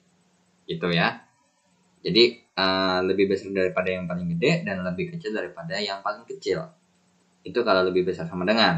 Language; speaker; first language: Indonesian; native; Indonesian